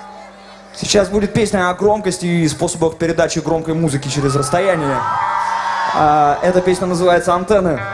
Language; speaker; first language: Russian; native; Russian